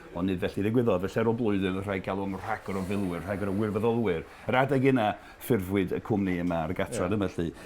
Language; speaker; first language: Welsh; non-native, fluent; English